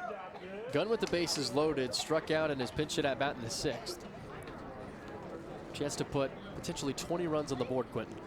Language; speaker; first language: English; native; English